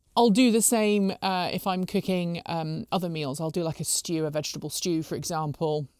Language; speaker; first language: English; native; English